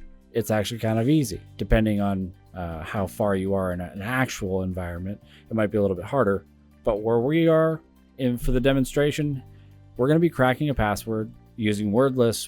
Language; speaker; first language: English; native; English